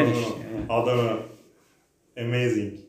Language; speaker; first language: English; non-native, learner; Turkish